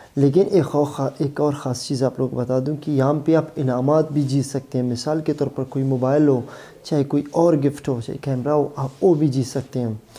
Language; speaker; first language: Urdu; non-native, local second language; Baluchi